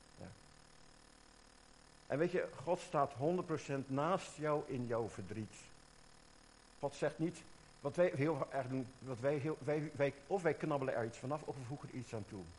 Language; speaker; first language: Dutch; native; Dutch